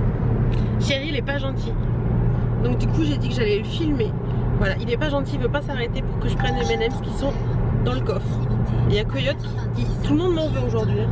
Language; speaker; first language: French; native; French